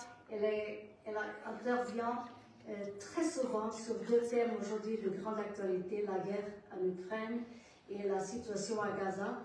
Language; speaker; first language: French; non-native, fluent; Portuguese